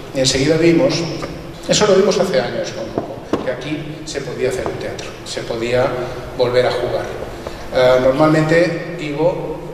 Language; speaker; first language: Spanish; non-native, local second language; Catalan